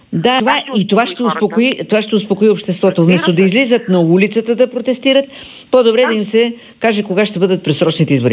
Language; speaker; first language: Bulgarian; native; Bulgarian